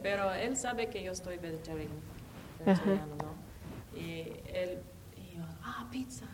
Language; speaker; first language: Spanish; non-native, learner; English